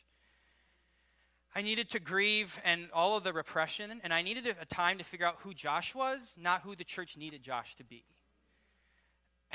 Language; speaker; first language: English; native; English